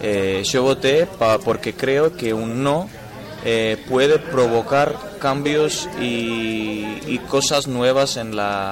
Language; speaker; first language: Spanish; non-native, fluent; Greek